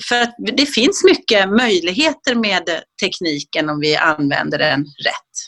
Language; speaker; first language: Swedish; native; Swedish